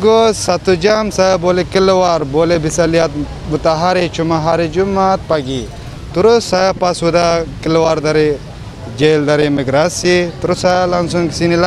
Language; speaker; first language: Indonesian; non-native, fluent; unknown